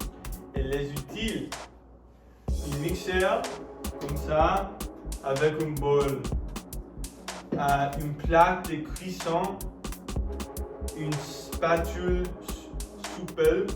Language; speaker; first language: French; non-native, learner; English